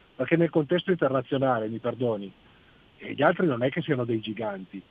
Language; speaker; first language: Italian; non-native, fluent; Arabic